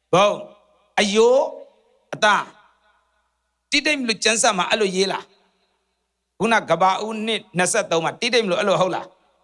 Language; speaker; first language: Burmese; non-native, local second language; Hakha Chin